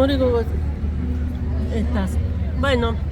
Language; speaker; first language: Spanish; non-native, fluent; Russian